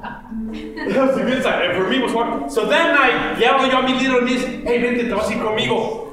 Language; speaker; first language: English; early bilingual, other home language; Spanish